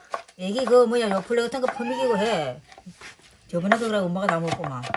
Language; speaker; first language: Korean; native; Korean